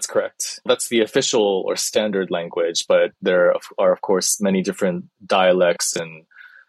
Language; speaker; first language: English; early bilingual, other home language; Chinese